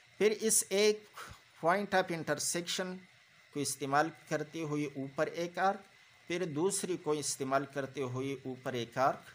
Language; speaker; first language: Urdu; non-native, local second language; Pashto